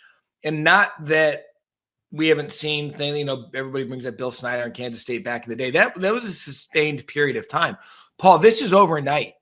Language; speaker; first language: English; native; English